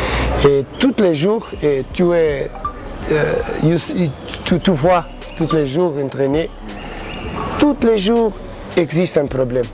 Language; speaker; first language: French; non-native, learner; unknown